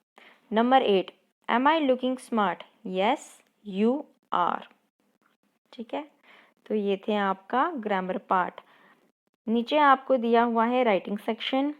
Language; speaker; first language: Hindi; non-native, local second language; Punjabi